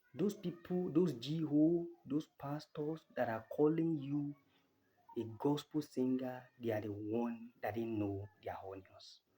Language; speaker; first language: English; non-native, local second language; Yoruba